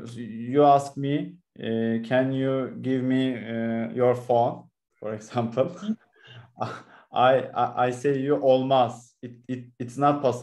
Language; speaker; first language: English; non-native, learner; Turkish